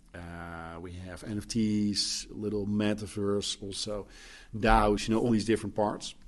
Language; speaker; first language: English; non-native, fluent; Dutch